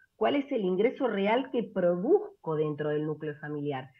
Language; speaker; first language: Spanish; native; Spanish